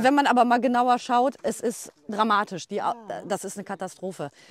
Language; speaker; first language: German; native; German